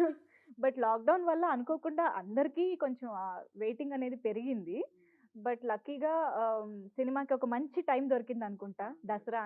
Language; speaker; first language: Telugu; native; Telugu